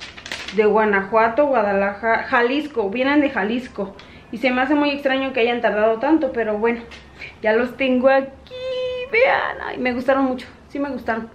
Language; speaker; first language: Spanish; native; Spanish